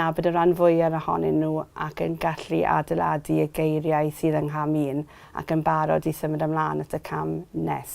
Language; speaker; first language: Welsh; native; Welsh